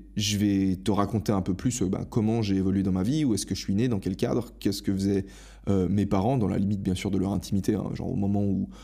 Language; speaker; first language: French; native; French